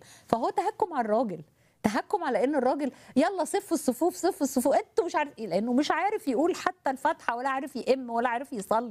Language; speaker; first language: Arabic; native; Arabic